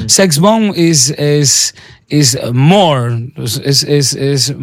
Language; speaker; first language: English; non-native, learner; Spanish